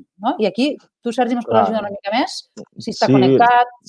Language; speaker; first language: Catalan; native; Catalan